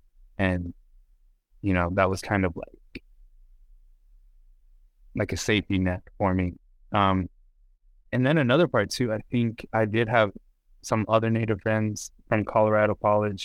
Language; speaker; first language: English; native; English